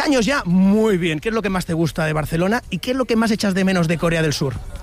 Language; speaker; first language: Spanish; native; Spanish